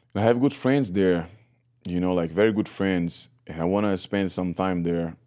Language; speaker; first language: English; non-native, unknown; Portuguese